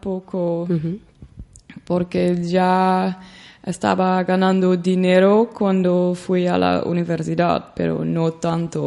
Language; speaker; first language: Spanish; non-native, learner; Dutch